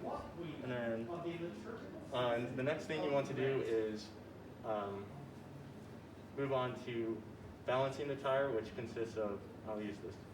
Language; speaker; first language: English; native; English